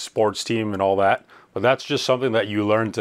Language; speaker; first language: English; native; English